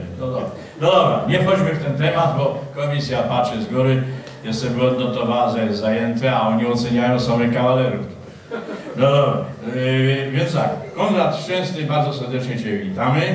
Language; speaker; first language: Polish; native; Polish